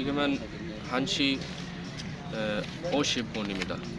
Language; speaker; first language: Korean; non-native, learner; Punjabi